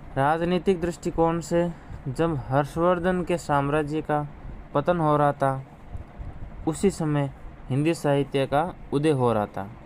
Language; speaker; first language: Hindi; native; Hindi